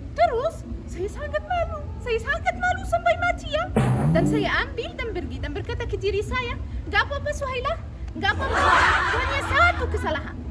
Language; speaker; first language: Indonesian; non-native, fluent; Arabic